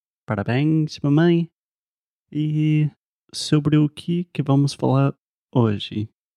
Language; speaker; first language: Portuguese; non-native, fluent; English